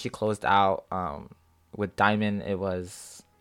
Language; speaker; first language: English; native; English